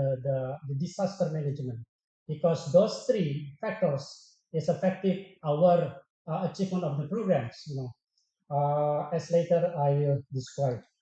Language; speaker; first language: English; non-native, fluent; Indonesian